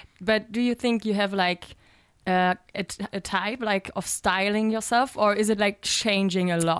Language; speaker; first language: English; non-native, fluent; German